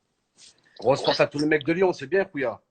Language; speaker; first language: French; native; French